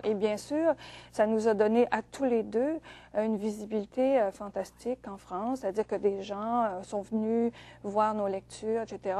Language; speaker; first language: French; native; French